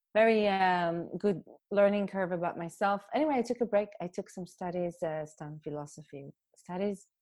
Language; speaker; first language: English; non-native, fluent; Hebrew